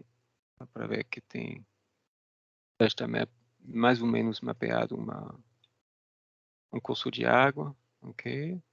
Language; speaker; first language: Portuguese; non-native, fluent; French